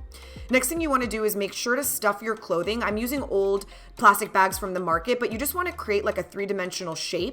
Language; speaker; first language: English; native; English